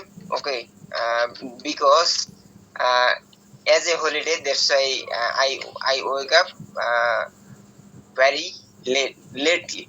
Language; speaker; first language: English; non-native, learner; Bangla